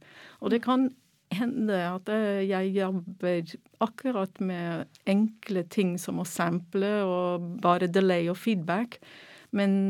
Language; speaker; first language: Norwegian; non-native, fluent; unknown